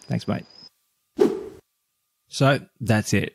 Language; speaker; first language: English; native; English